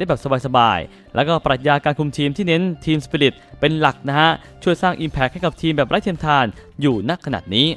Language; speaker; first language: Thai; native; Thai